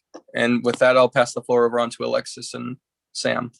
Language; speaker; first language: English; native; English